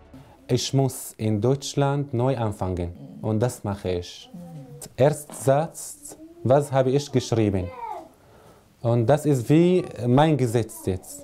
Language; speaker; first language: German; non-native, learner; Arabic